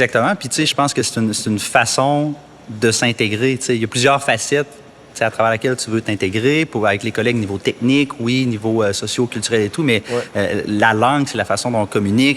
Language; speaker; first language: French; native; French